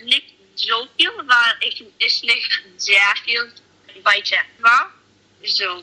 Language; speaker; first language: German; non-native, learner; English